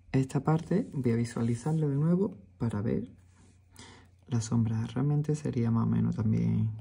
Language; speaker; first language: Spanish; native; Spanish